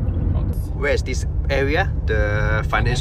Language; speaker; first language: English; non-native, learner; Cantonese